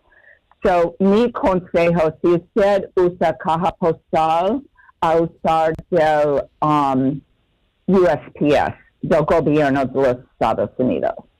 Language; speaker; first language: Spanish; non-native, fluent; English